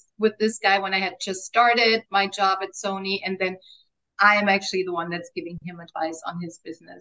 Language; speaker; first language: English; non-native, fluent; German